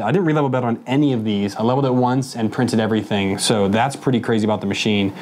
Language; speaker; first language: English; native; English